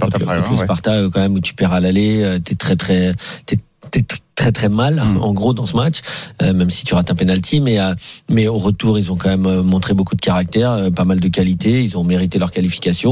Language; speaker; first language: French; native; French